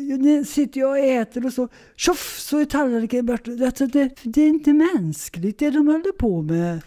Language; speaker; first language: Swedish; native; Swedish